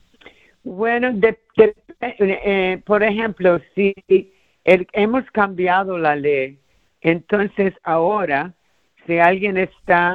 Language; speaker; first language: Spanish; early bilingual, heritage; Spanish